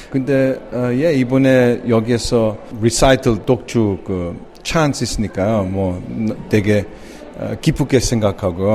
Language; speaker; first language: Korean; early bilingual, heritage; English